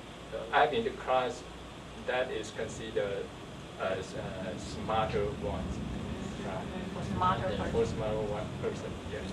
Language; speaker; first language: English; non-native, learner; Chinese